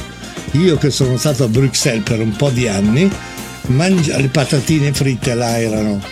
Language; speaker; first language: Italian; native; Italian